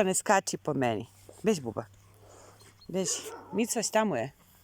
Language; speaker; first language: Bosnian; native; Bosnian